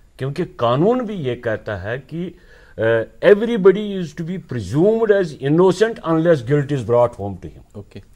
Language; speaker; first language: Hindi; non-native, local second language; Kashmiri